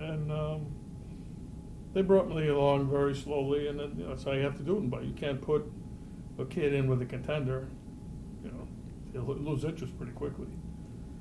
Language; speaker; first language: English; native; English